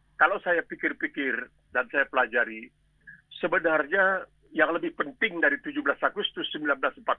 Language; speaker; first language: Indonesian; native; Indonesian